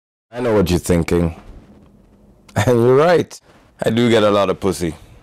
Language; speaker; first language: English; non-native, fluent; Swedish